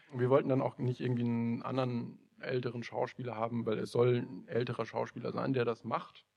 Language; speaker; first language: German; native; German